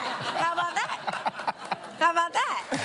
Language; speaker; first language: English; native; English